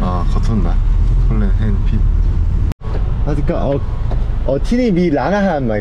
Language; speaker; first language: Thai; non-native, learner; Korean